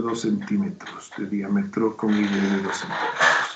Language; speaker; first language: Spanish; native; Spanish